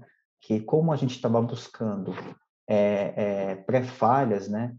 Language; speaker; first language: Portuguese; native; Portuguese